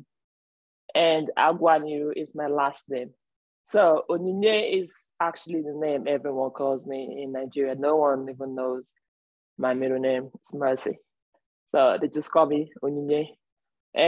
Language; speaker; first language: English; non-native, local second language; Igbo